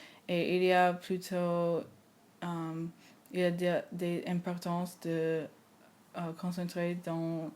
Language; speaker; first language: French; non-native, learner; English